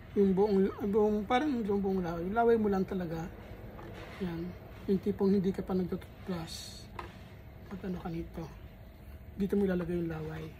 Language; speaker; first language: Filipino; native; Filipino